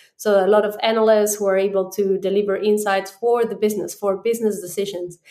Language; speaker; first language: English; non-native, fluent; Spanish